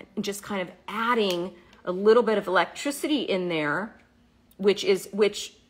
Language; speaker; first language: English; native; English